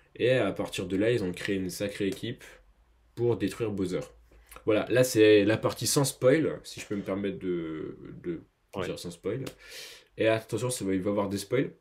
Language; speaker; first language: French; native; French